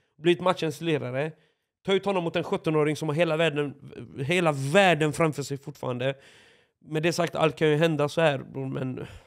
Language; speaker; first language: Swedish; native; Swedish